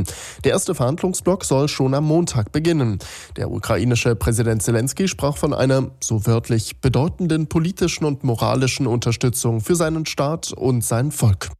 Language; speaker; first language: German; native; German